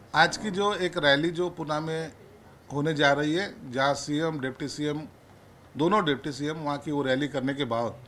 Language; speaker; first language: Hindi; non-native, local second language; Marathi